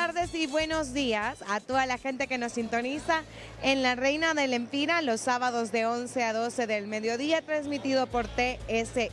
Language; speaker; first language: Spanish; native; Spanish